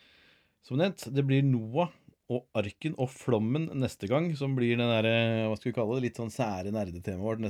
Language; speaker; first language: Norwegian; native; Norwegian